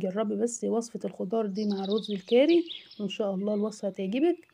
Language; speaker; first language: Arabic; native; Arabic